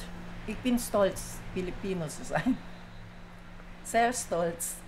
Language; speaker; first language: German; non-native, fluent; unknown